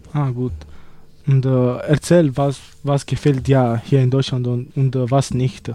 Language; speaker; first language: German; non-native, learner; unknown